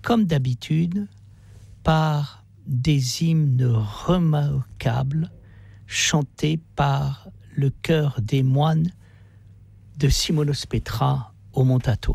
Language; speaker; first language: French; native; French